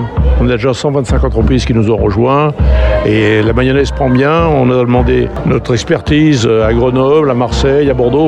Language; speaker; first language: French; native; French